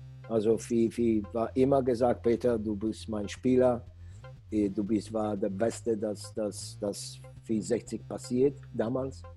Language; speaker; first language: German; non-native, fluent; Polish